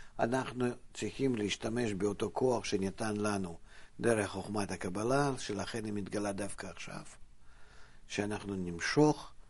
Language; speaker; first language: Hebrew; non-native, fluent; Russian